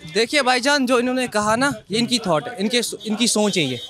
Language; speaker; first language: Hindi; native; Hindi